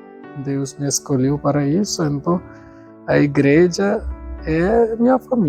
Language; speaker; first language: Portuguese; non-native, fluent; Tamil